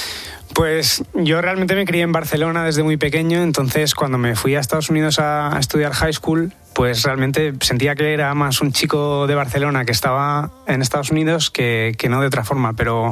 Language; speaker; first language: Spanish; early bilingual, other home language; English